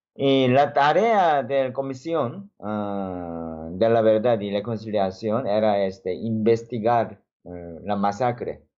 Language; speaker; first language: Spanish; non-native, learner; Korean